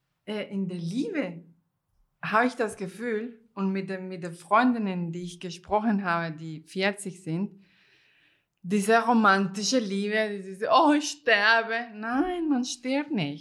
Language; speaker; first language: German; non-native, fluent; Spanish